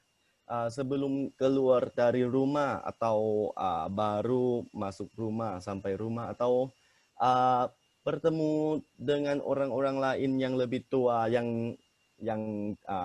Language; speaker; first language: Indonesian; non-native, fluent; Thai